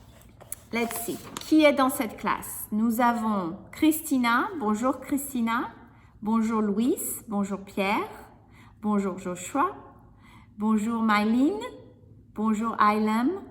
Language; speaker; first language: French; non-native, fluent; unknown